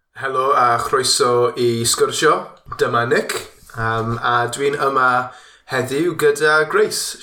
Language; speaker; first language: Welsh; non-native, fluent; English